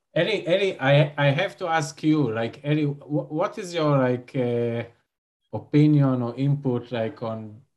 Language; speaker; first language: English; non-native, fluent; Hebrew